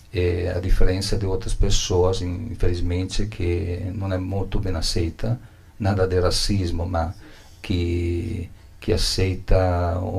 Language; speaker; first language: Portuguese; non-native, learner; Italian